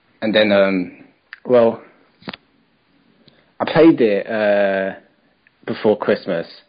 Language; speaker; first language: English; native; English